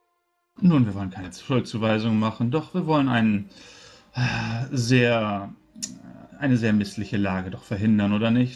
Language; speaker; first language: German; native; German